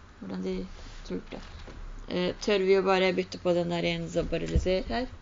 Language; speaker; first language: Norwegian; early bilingual, other home language; Urdu